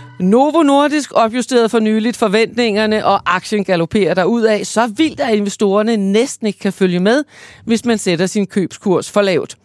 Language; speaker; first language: Danish; native; Danish